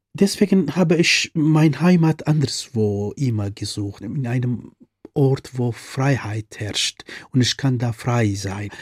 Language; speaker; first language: German; non-native, fluent; Central Kurdish